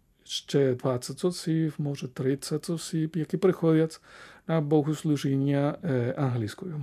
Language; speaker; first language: Ukrainian; non-native, fluent; Spanish